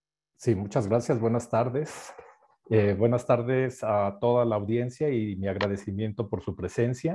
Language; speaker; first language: Spanish; native; Spanish